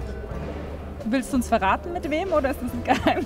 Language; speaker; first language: German; native; German